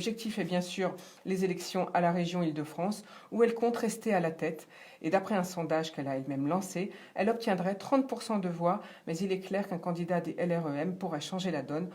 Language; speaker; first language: French; native; French